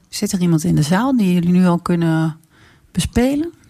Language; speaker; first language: Dutch; native; Dutch